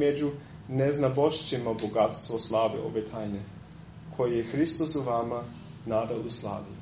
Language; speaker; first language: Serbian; non-native, fluent; German